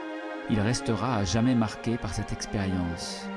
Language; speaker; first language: French; native; French